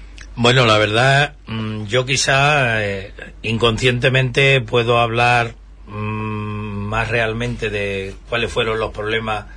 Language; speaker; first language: Spanish; native; Spanish